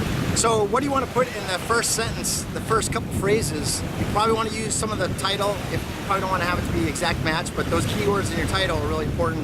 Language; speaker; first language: English; native; English